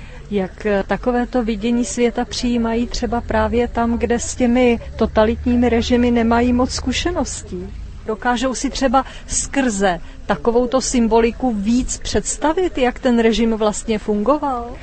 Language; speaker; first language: Czech; native; Czech